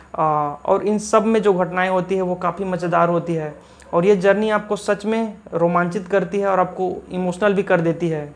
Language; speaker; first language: Hindi; native; Hindi